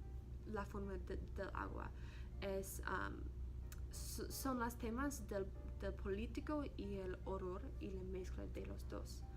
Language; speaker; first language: Spanish; non-native, learner; English